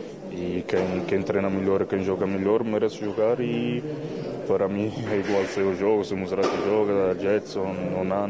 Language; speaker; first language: Portuguese; non-native, fluent; Italian